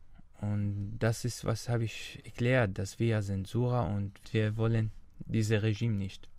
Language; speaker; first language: German; non-native, learner; Arabic